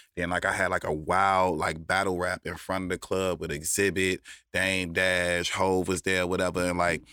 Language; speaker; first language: English; native; English